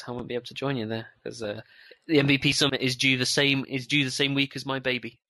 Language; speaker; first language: English; native; English